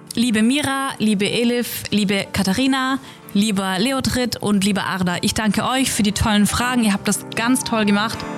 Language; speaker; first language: German; native; German